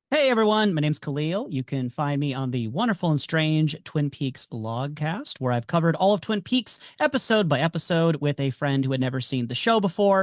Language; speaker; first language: English; native; English